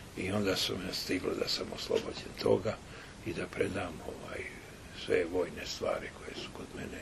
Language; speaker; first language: Serbian; native; Serbian